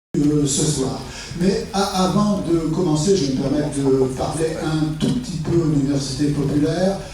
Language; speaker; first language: French; native; French